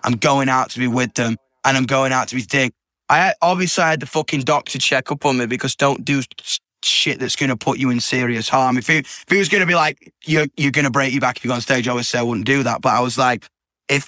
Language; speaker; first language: English; native; English